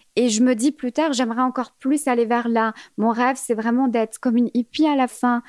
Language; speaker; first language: French; early bilingual, other home language; Arabic